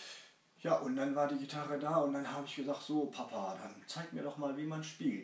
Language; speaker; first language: German; early bilingual, other home language; Kurdish